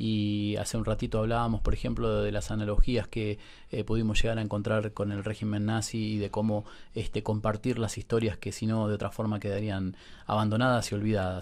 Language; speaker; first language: Spanish; native; Spanish